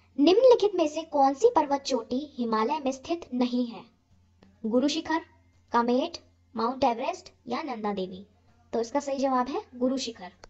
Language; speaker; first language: Hindi; native; Hindi